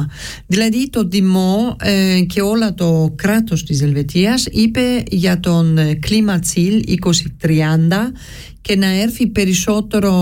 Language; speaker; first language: Greek; early bilingual, heritage; Greek